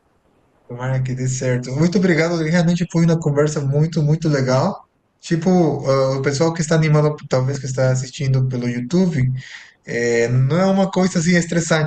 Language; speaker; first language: Portuguese; non-native, fluent; Spanish